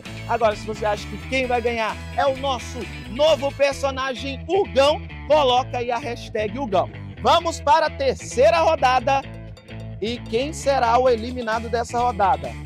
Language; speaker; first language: Portuguese; native; Portuguese